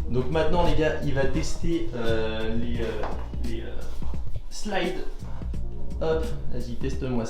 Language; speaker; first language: French; native; French